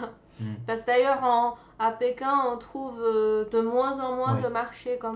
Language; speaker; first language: French; non-native, fluent; Chinese